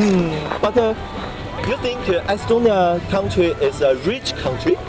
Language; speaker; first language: English; non-native, learner; Chinese